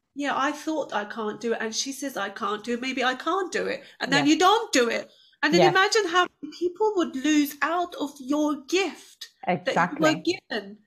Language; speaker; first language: English; non-native, fluent; Turkish